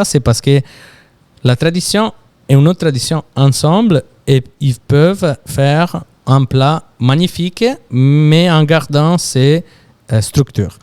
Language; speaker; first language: French; non-native, fluent; Italian